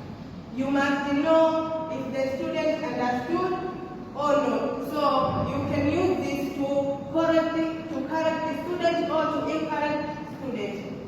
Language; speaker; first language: English; non-native, local second language; Swahili